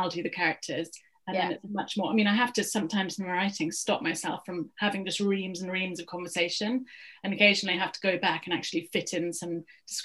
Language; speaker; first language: English; native; English